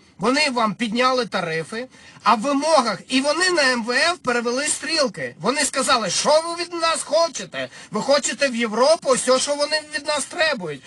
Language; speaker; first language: Ukrainian; non-native, local second language; Russian